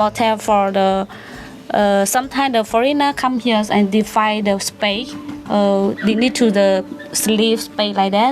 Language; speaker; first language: English; non-native, learner; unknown